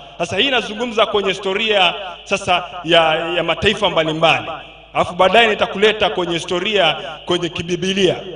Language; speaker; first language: Swahili; native; Swahili